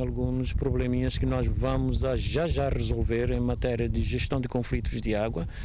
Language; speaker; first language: Portuguese; non-native, local second language; Kabuverdianu